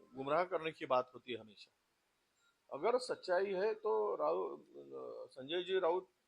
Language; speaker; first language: Hindi; non-native, local second language; Marathi